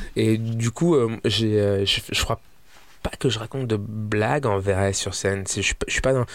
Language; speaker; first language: French; early bilingual, other home language; Arabic